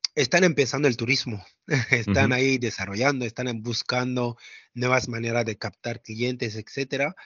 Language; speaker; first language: Spanish; non-native, fluent; French